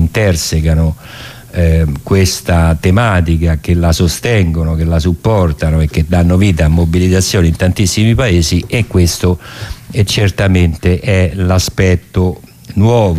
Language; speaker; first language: Italian; native; Italian